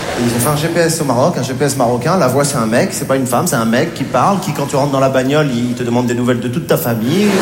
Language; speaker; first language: French; native; French